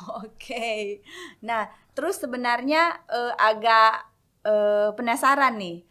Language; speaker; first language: Indonesian; native; Indonesian